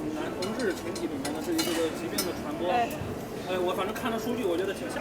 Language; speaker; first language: Chinese; native; Chinese